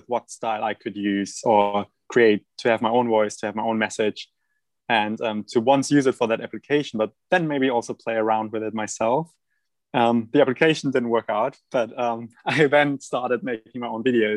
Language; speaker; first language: English; non-native, fluent; German